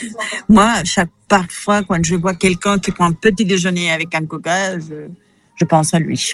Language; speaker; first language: French; non-native, fluent; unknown